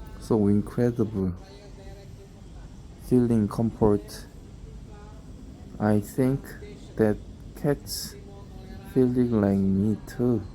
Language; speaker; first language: English; non-native, learner; Korean